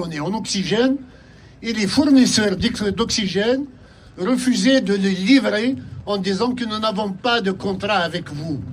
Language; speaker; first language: French; non-native, local second language; Kabyle